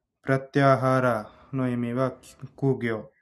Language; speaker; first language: Japanese; non-native, learner; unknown